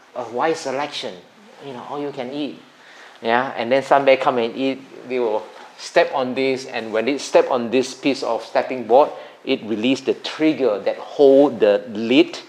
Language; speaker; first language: English; non-native, local second language; Min Nan Chinese